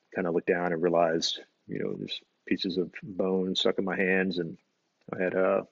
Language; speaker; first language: English; native; English